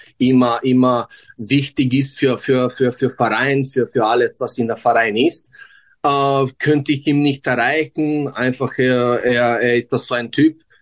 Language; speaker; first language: German; non-native, learner; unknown